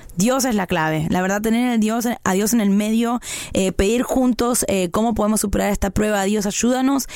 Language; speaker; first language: Spanish; native; Spanish